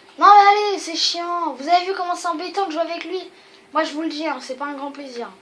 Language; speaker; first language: French; native; French